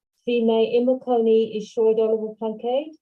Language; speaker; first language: Irish; non-native, local second language; English